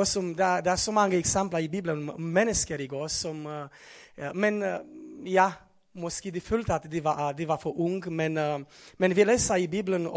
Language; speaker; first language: Norwegian; non-native, fluent; Romanian